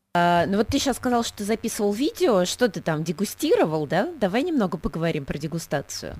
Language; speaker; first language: Russian; native; Russian